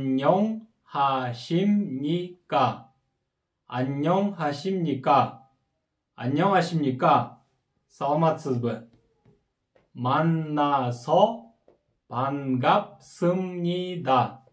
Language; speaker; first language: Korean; non-native, fluent; Kyrgyz